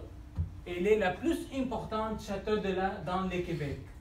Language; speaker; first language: French; non-native, learner; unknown